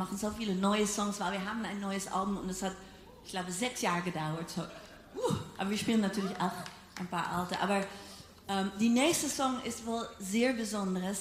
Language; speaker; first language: German; non-native, fluent; Dutch